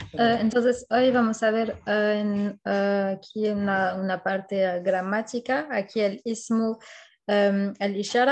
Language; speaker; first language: Spanish; non-native, fluent; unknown